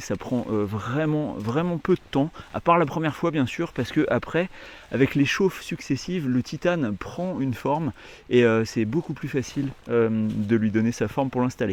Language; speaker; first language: French; native; French